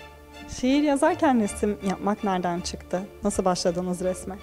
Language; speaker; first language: Turkish; native; Turkish